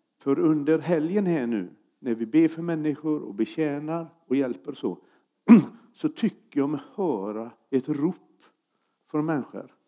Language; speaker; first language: Swedish; native; Swedish